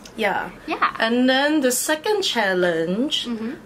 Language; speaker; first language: English; non-native, local second language; Chinese